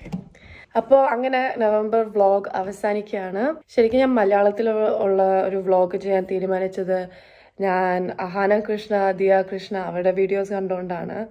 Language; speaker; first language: Malayalam; early bilingual, heritage; Malayalam